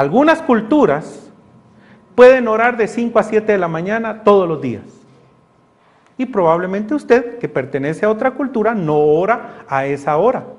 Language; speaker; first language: Spanish; native; Spanish